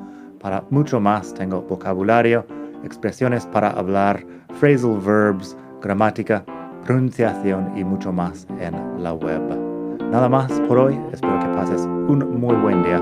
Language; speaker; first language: Spanish; non-native, fluent; English